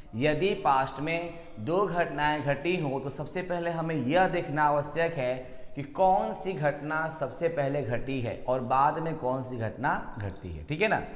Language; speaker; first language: Hindi; native; Hindi